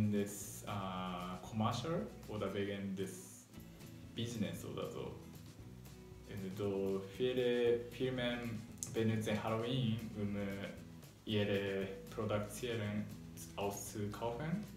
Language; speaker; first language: German; non-native, learner; Japanese